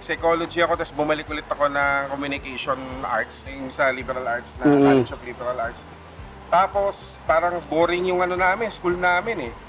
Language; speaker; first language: Filipino; non-native, local second language; Cebuano